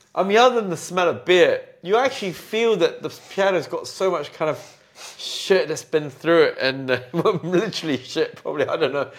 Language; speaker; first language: English; native; English